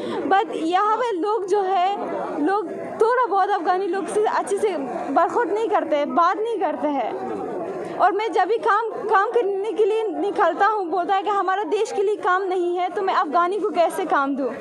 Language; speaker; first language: Hindi; non-native, fluent; Persian